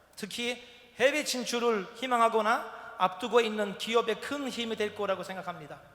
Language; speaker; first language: Korean; non-native, fluent; Turkish